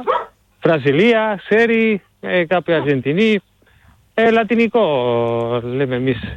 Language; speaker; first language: Greek; non-native, learner; Spanish